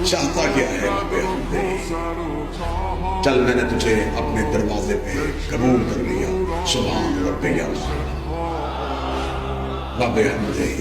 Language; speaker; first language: Urdu; native; Urdu